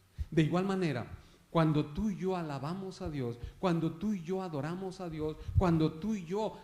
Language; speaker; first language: Spanish; native; Spanish